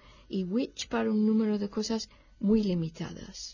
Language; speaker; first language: Spanish; non-native, fluent; English